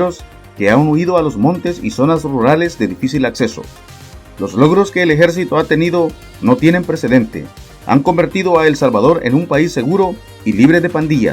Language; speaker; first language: Spanish; native; Spanish